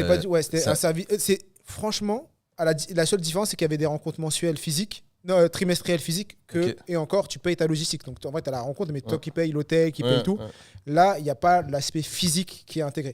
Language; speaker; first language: French; native; French